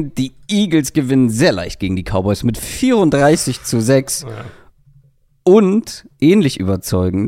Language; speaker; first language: German; native; German